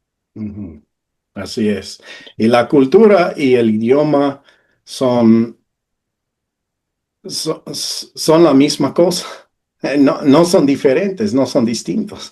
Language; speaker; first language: Spanish; non-native, fluent; English